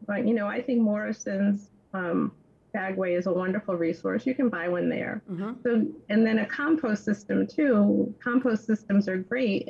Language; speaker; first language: English; native; English